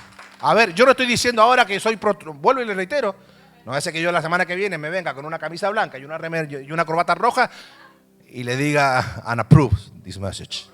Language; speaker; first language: Spanish; native; Spanish